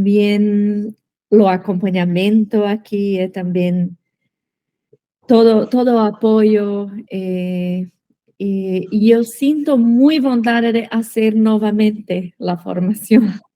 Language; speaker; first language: Spanish; non-native, learner; Portuguese